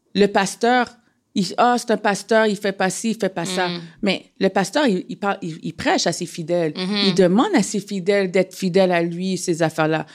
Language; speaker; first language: French; native; French